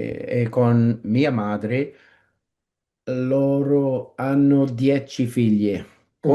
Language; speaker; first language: Italian; non-native, learner; English